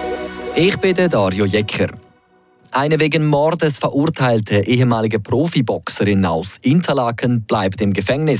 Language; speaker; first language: German; native; German